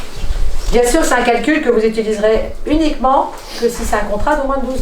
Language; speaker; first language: French; native; French